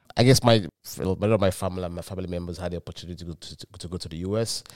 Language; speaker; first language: English; non-native, local second language; Yoruba